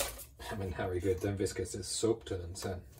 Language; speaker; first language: Swedish; non-native, fluent; English